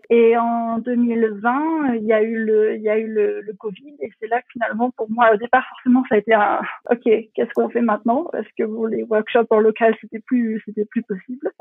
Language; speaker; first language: French; native; French